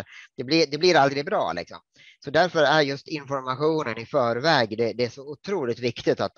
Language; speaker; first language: Swedish; native; Swedish